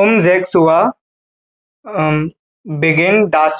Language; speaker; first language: German; non-native, learner; Hindi